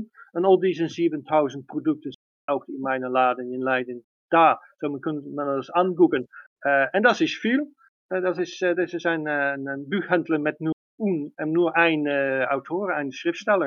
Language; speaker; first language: German; non-native, learner; Dutch